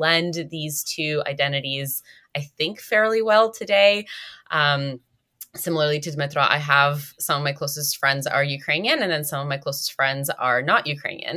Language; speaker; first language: English; native; English